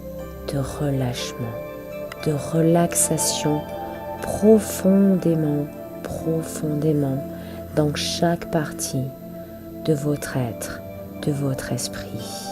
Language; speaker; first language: French; native; French